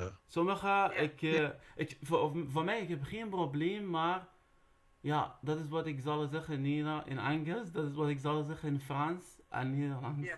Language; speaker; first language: Dutch; non-native, learner; Arabic